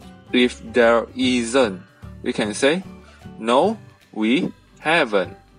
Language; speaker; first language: English; non-native, local second language; Chinese